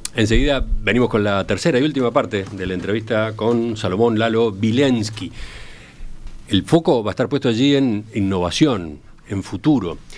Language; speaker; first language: Spanish; native; Spanish